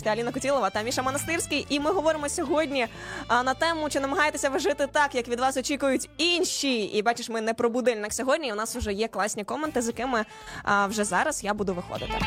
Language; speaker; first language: Ukrainian; native; Ukrainian